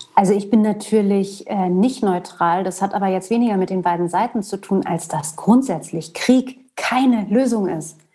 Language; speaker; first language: German; native; German